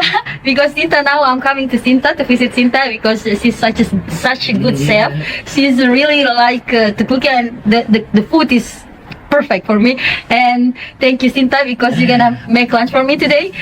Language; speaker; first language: English; non-native, fluent; Indonesian